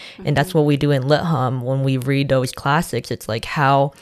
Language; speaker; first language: English; non-native, fluent; Chinese